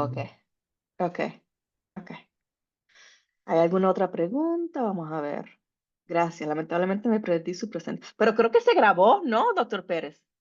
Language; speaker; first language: Spanish; native; Spanish